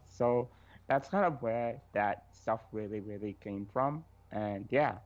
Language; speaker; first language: English; native; English